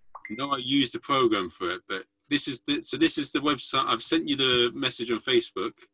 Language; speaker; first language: English; native; English